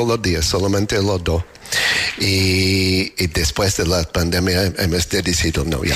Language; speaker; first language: Spanish; non-native, learner; English